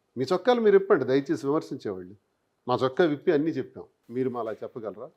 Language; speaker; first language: Telugu; native; Telugu